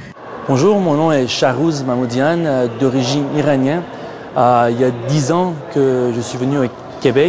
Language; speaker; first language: French; non-native, fluent; Persian